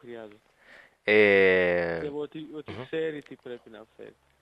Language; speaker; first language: Greek; non-native, fluent; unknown